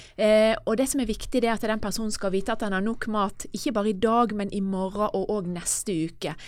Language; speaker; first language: Norwegian; native; Norwegian